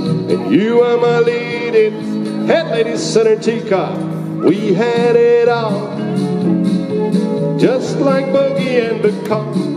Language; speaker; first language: English; non-native, fluent; Danish